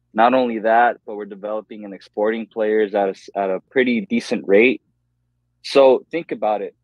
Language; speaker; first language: English; native; English